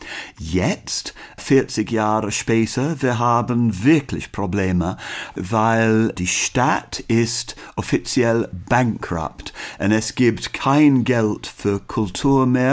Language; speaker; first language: German; non-native, learner; English